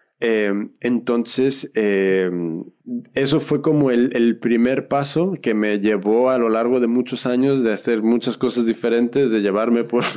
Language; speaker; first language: Spanish; early bilingual, heritage; Spanish